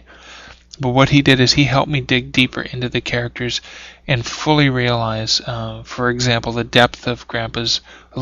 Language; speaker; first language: English; native; English